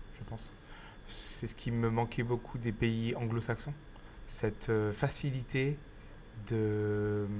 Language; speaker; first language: French; native; French